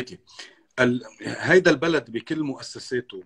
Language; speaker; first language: Arabic; native; Arabic